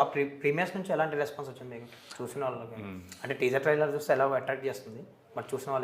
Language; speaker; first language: Telugu; native; Telugu